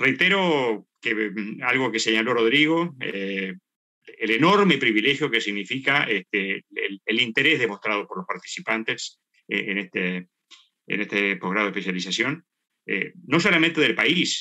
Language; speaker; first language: Spanish; native; Spanish